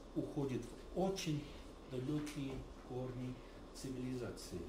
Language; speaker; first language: Russian; early bilingual, heritage; Russian